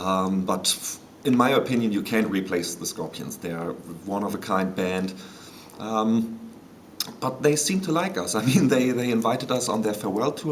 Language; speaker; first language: English; non-native, fluent; German